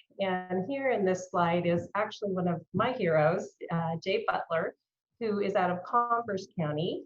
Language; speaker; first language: English; native; English